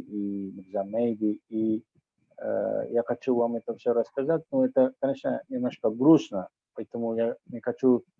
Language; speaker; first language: Russian; non-native, fluent; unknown